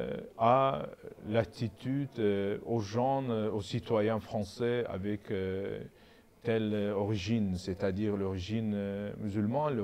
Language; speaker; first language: French; non-native, learner; Azerbaijani